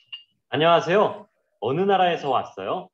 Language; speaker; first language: Korean; non-native, learner; Vietnamese